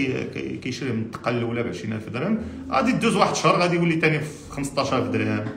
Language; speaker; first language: Arabic; native; Arabic